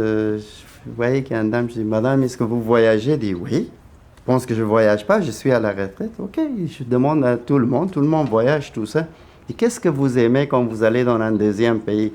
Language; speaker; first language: French; non-native, fluent; Persian